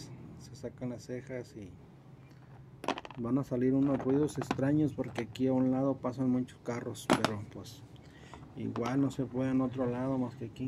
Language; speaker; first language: Spanish; native; Spanish